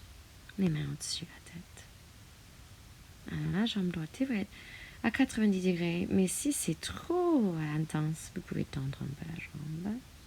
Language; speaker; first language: French; non-native, fluent; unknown